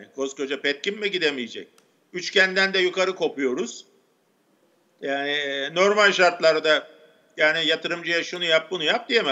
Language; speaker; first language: Turkish; native; Turkish